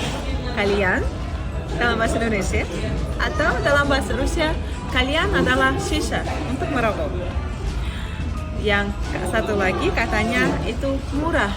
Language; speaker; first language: Indonesian; non-native, fluent; Russian